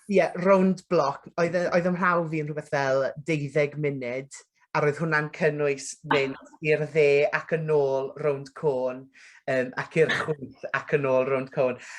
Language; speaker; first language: Welsh; native; Welsh